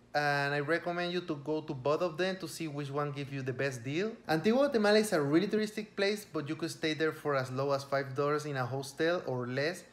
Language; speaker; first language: English; non-native, fluent; Spanish